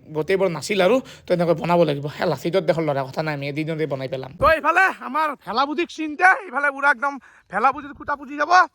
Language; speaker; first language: Assamese; native; Assamese